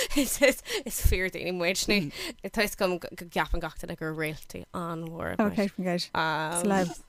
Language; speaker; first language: Irish; non-native, local second language; English